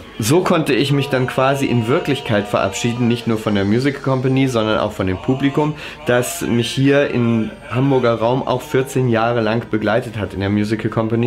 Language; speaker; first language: German; native; German